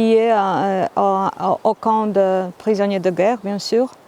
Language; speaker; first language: French; non-native, fluent; Polish